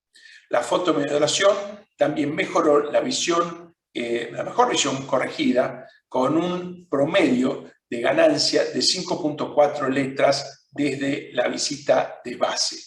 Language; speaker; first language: Spanish; non-native, fluent; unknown